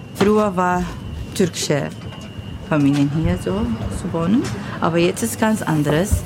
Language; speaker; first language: German; non-native, learner; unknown